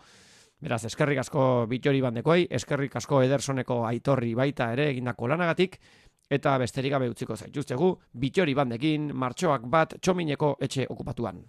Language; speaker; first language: Basque; native; Basque